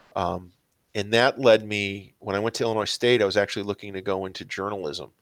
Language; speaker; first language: English; native; English